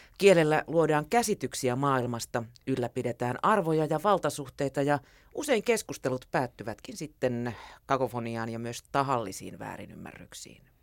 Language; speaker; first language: Finnish; native; Finnish